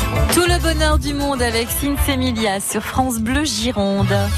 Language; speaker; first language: French; native; French